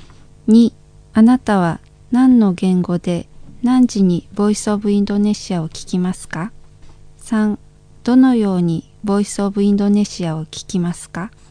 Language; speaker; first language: Japanese; non-native, learner; Indonesian